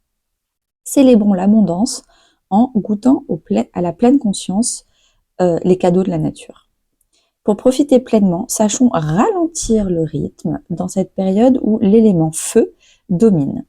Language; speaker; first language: French; native; French